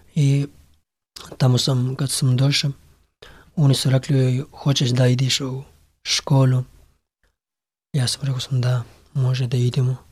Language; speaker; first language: Serbian; non-native, learner; Pashto